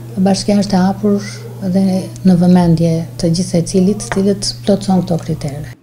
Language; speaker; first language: Albanian; native; Albanian